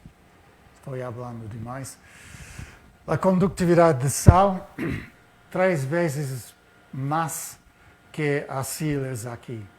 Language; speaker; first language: Portuguese; non-native, learner; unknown